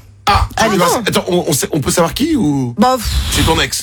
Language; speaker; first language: French; native; French